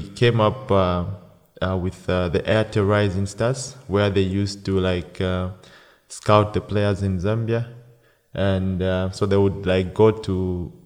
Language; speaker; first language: English; non-native, local second language; Bemba